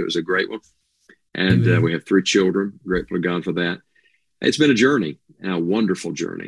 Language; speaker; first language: English; native; English